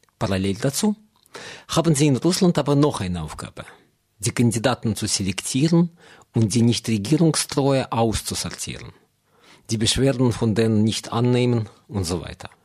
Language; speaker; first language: German; non-native, fluent; Russian